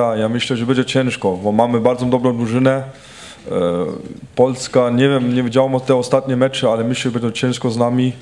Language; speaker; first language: Polish; early bilingual, heritage; Polish